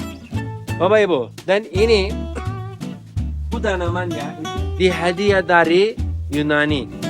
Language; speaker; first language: Indonesian; non-native, learner; Turkish